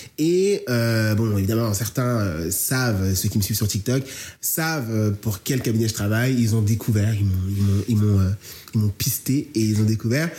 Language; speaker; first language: French; native; French